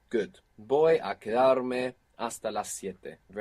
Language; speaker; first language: Spanish; non-native, fluent; English